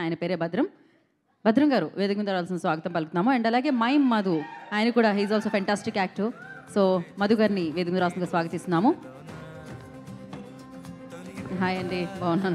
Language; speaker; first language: Telugu; native; Telugu